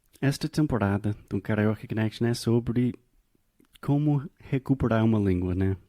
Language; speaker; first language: Portuguese; non-native, fluent; English